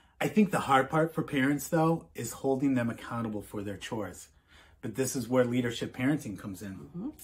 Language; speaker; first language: English; native; English